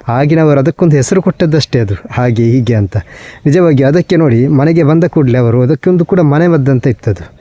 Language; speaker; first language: Kannada; non-native, local second language; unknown